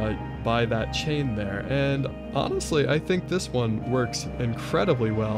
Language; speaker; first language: English; native; English